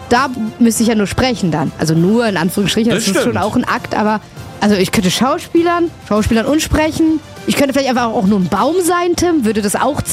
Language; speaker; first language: German; native; German